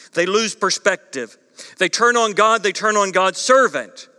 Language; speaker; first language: English; native; English